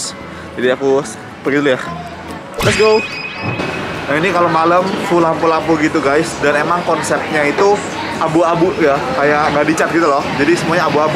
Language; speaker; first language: Indonesian; native; Indonesian